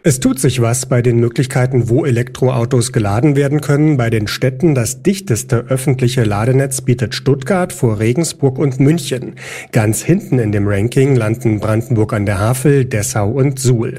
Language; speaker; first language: German; native; German